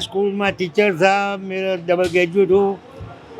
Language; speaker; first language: Hindi; non-native, local second language; Gujarati